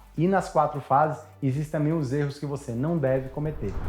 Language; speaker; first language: Portuguese; native; Portuguese